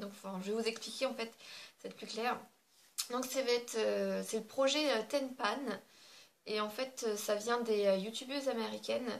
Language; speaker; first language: French; native; French